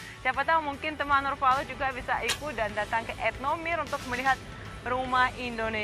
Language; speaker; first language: Indonesian; non-native, fluent; Russian